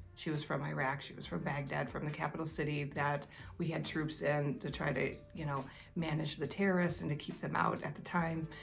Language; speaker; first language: English; native; English